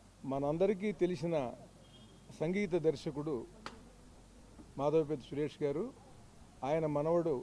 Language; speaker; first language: Telugu; native; Telugu